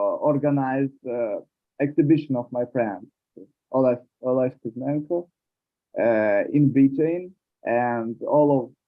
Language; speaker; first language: English; non-native, learner; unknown